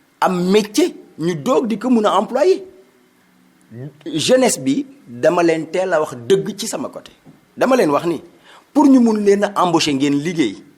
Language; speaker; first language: Wolof; non-native, local second language; Serer